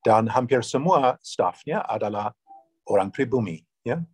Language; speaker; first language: Indonesian; non-native, fluent; English